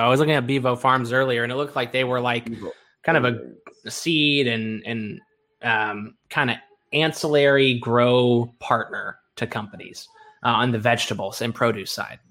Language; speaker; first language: English; native; English